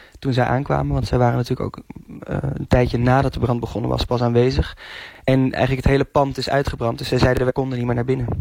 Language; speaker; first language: Dutch; native; Dutch